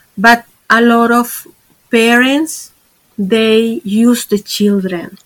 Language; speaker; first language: English; non-native, fluent; Spanish